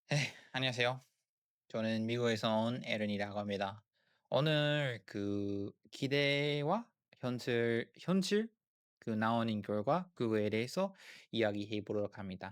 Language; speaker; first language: Korean; non-native, learner; English